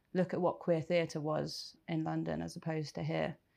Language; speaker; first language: English; native; English